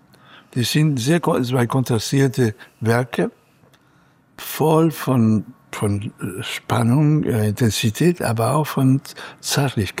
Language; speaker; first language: German; non-native, fluent; Catalan